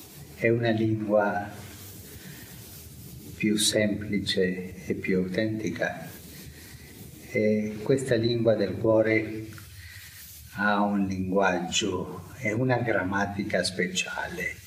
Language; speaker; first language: Italian; non-native, fluent; Spanish